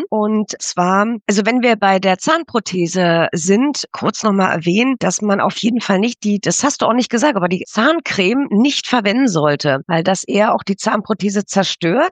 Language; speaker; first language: German; native; German